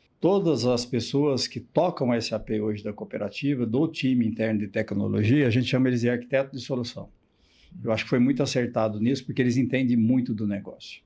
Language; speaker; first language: Portuguese; native; Portuguese